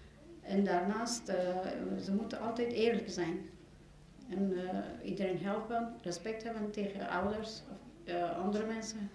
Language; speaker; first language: Dutch; non-native, learner; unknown